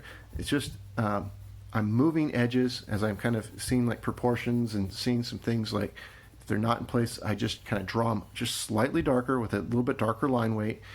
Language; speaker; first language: English; native; English